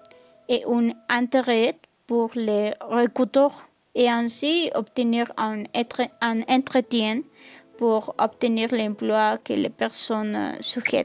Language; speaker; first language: French; non-native, learner; Spanish